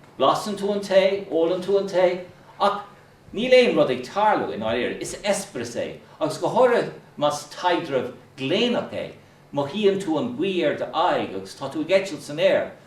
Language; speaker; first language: Irish; non-native, local second language; English